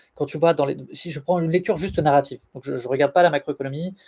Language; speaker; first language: French; native; French